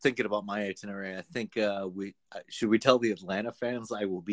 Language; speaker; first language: English; native; English